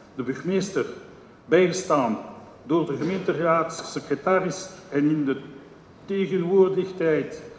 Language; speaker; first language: Dutch; non-native, local second language; French